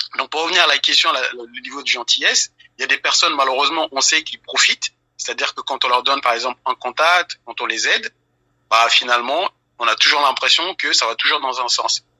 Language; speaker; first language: French; early bilingual, other home language; Fula